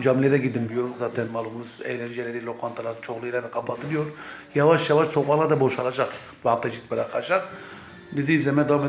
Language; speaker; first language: Turkish; native; Turkish